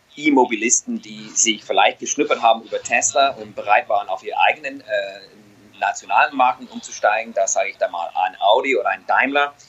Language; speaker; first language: German; non-native, fluent; English